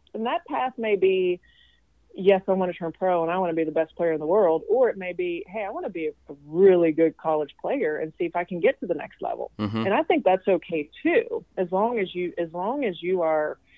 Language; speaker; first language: English; non-native, fluent; Swedish